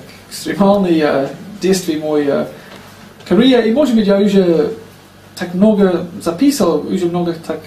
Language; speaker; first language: Russian; non-native, learner; English